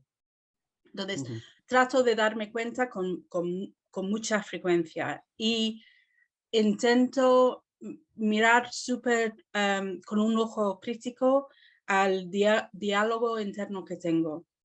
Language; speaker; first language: Spanish; non-native, fluent; English